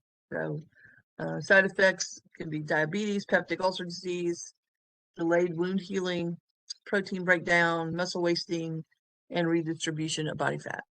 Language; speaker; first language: English; native; English